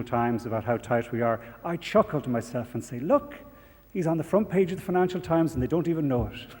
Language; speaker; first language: English; native; English